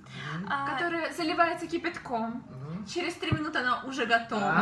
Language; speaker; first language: Russian; native; Russian